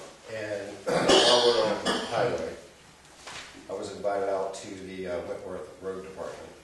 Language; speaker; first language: English; native; English